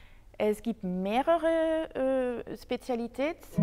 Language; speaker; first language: German; non-native, fluent; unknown